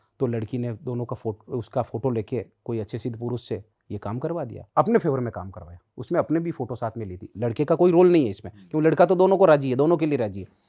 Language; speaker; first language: Hindi; native; Hindi